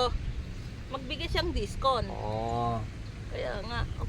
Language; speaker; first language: Filipino; non-native, learner; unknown